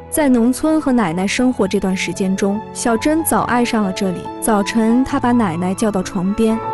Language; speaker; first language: Chinese; native; Chinese